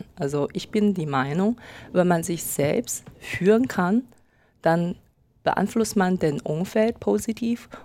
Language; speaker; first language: German; non-native, fluent; Chinese